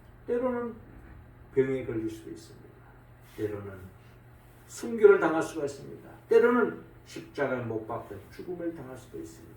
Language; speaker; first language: Korean; native; Korean